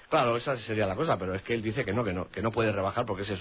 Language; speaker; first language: Spanish; native; Spanish